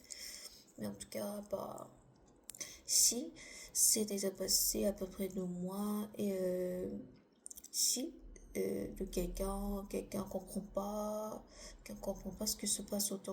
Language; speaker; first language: French; non-native, learner; Korean